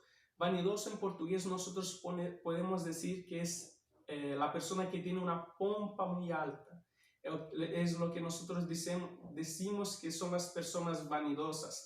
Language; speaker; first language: Spanish; non-native, fluent; Portuguese